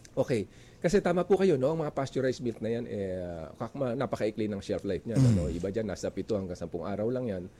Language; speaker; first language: Filipino; non-native, local second language; Iloko